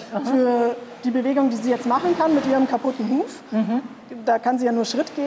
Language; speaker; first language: German; native; German